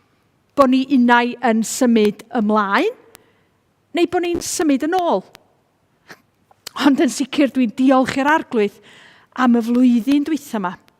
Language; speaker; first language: Welsh; native; Welsh